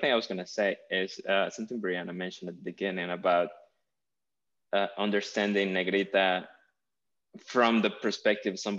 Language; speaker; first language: English; non-native, fluent; Spanish